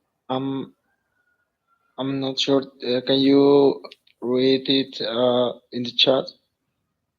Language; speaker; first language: English; non-native, learner; Spanish